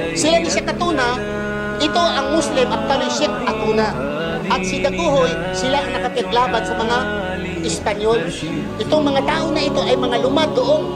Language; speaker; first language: Filipino; non-native, local second language; Cebuano